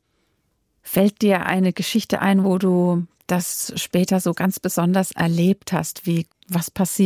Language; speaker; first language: German; native; German